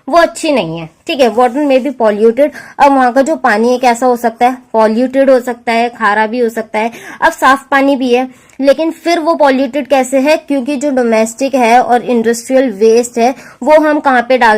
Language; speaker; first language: Hindi; native; Hindi